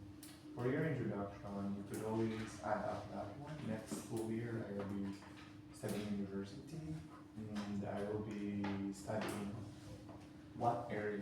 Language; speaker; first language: English; non-native, fluent; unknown